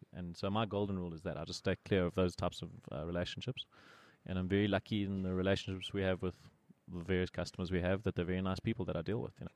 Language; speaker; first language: English; native; English